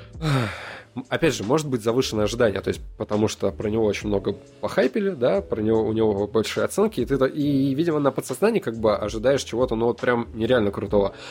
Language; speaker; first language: Russian; native; Russian